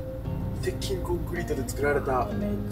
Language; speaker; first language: Japanese; native; Japanese